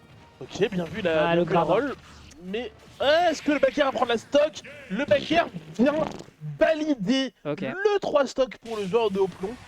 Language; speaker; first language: French; native; French